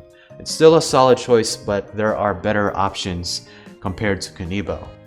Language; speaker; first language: English; native; English